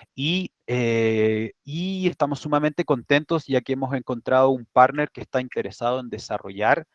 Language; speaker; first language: Spanish; native; Spanish